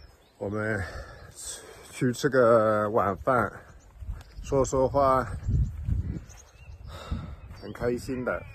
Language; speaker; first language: Chinese; non-native, fluent; English